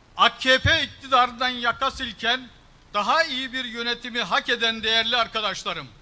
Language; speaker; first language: Turkish; early bilingual, heritage; Turkish